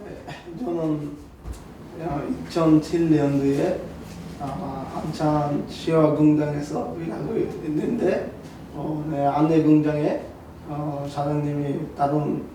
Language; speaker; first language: Korean; non-native, learner; Bangla